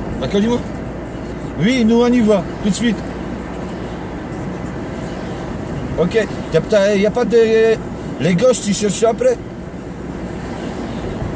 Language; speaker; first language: French; non-native, learner; Polish